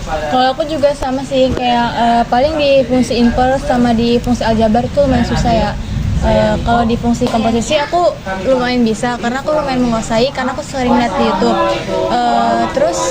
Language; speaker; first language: Indonesian; native; Indonesian